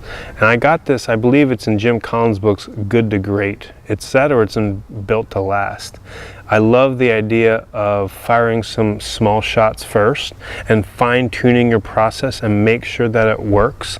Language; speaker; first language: English; native; English